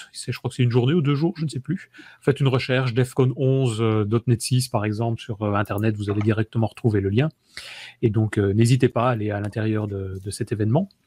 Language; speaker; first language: French; native; French